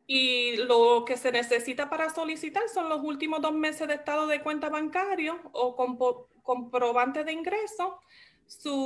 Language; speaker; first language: Spanish; early bilingual, heritage; Spanish